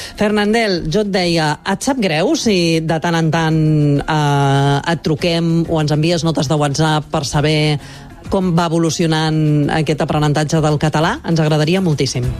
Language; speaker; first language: Catalan; native; Catalan